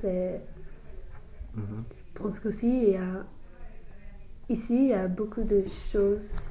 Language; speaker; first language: French; non-native, fluent; English